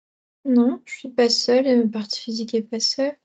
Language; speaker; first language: French; native; French